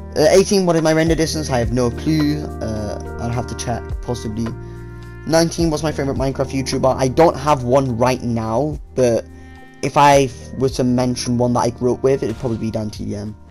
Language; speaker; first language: English; native; English